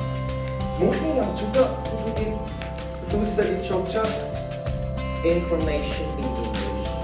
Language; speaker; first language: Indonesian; non-native, learner; English